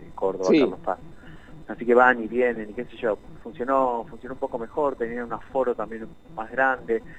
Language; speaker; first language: Spanish; native; Spanish